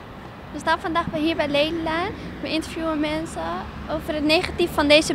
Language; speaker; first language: Dutch; early bilingual, other home language; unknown